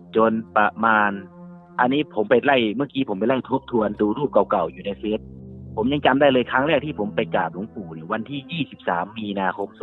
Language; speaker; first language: Thai; native; Thai